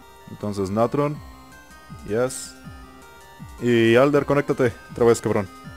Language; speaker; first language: Spanish; native; Spanish